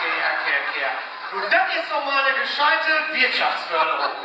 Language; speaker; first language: German; native; German